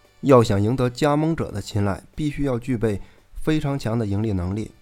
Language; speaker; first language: Chinese; native; Chinese